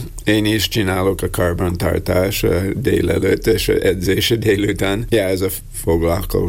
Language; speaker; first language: Hungarian; non-native, learner; English